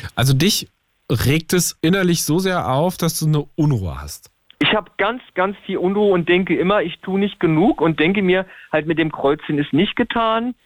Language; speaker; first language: German; native; German